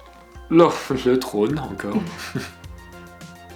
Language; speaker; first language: French; native; French